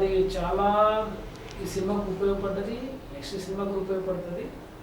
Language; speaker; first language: Telugu; native; Telugu